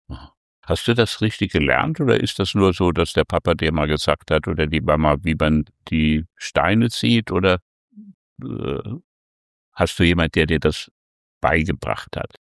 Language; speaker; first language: German; native; German